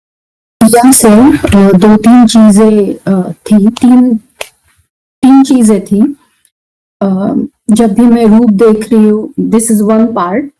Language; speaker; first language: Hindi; native; Hindi